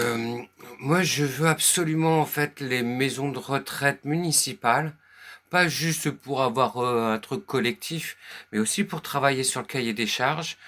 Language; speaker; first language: French; native; French